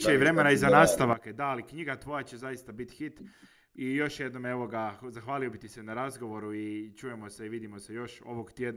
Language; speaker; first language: Croatian; native; Croatian